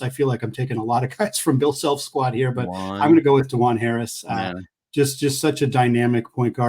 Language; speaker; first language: English; native; English